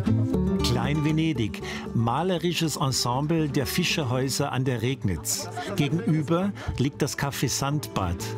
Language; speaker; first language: German; native; German